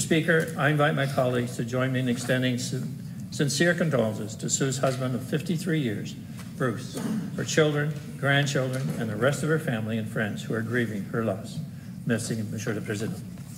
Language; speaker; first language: English; native; English